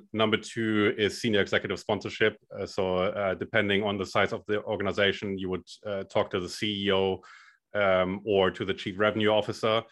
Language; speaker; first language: English; non-native, fluent; German